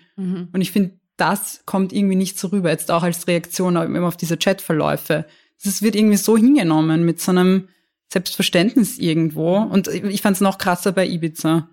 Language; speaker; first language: German; native; German